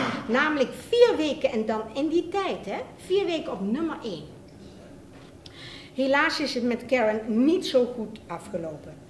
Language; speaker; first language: Dutch; native; Dutch